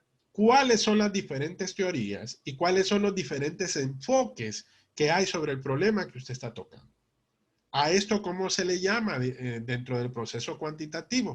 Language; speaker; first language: Spanish; native; Spanish